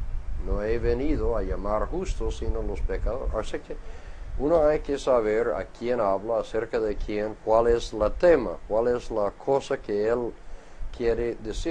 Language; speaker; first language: Spanish; non-native, fluent; English